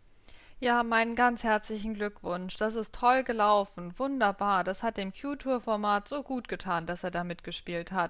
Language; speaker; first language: German; native; German